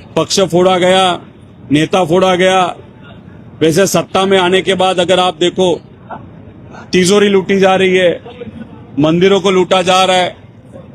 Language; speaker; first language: Hindi; non-native, local second language; Marathi